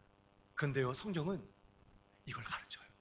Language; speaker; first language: Korean; native; Korean